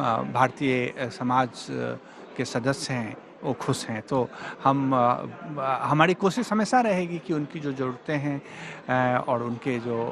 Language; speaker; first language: Hindi; native; Hindi